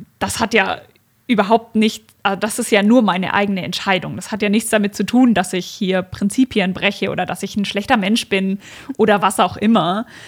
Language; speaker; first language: German; native; German